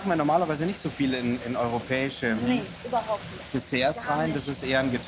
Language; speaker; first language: German; native; German